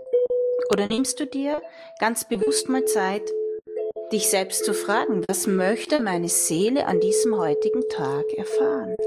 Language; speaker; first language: German; native; German